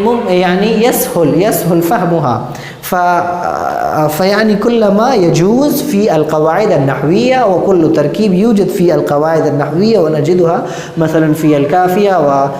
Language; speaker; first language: Arabic; non-native, fluent; Urdu